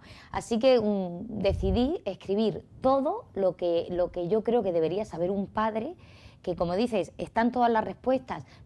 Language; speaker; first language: Spanish; native; Spanish